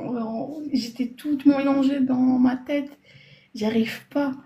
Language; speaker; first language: French; non-native, learner; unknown